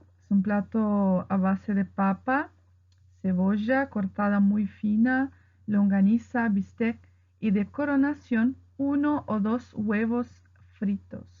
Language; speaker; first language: Spanish; non-native, fluent; Portuguese